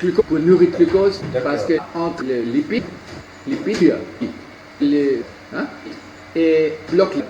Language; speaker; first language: French; non-native, learner; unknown